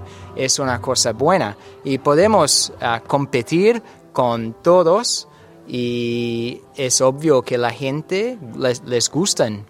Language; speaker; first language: Spanish; non-native, fluent; English